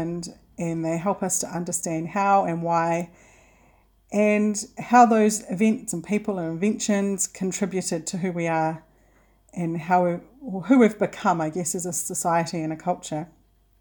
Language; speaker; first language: English; native; English